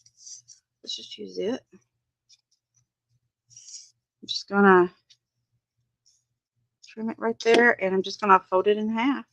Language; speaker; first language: English; native; English